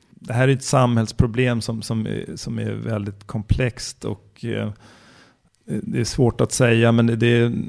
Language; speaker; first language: Swedish; native; Swedish